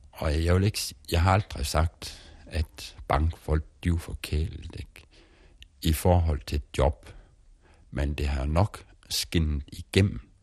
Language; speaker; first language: Danish; native; Danish